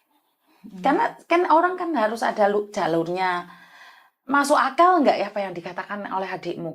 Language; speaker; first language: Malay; non-native, local second language; Javanese